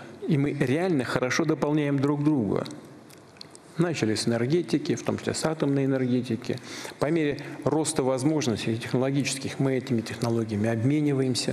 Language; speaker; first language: Russian; native; Russian